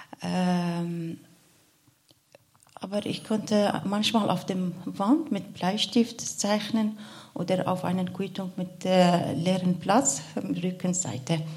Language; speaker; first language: German; non-native, learner; Arabic